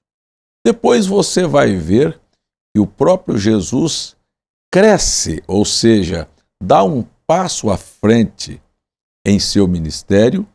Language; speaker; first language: Portuguese; native; Portuguese